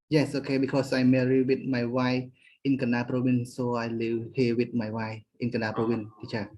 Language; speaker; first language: English; non-native, learner; Khmer